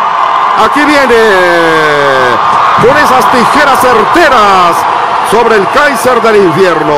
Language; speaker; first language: Spanish; native; Spanish